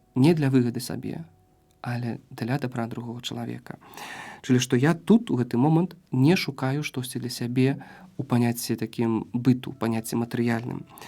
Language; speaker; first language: Belarusian; native; Belarusian